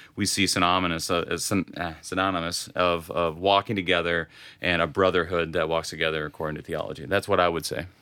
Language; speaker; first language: English; native; English